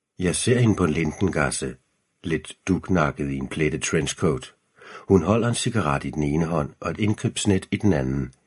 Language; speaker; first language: Danish; native; Danish